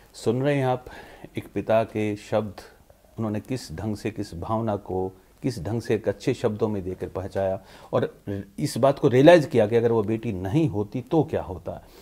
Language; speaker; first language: Hindi; native; Hindi